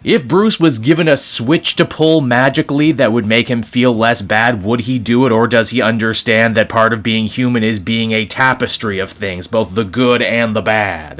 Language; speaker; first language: English; native; English